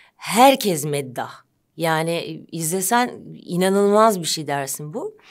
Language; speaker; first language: Turkish; native; Turkish